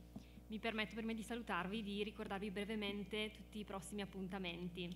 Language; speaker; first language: Italian; native; Italian